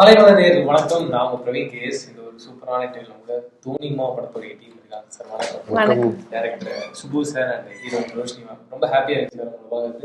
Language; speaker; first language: Tamil; native; Tamil